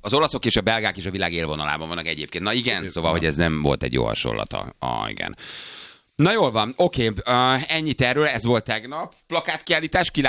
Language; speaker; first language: Hungarian; native; Hungarian